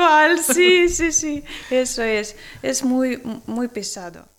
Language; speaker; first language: Spanish; non-native, learner; Ukrainian